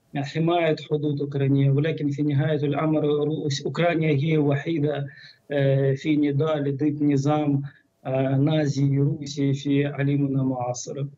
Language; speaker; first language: Arabic; non-native, fluent; Ukrainian